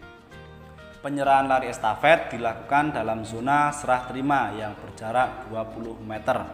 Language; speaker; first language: Indonesian; native; Indonesian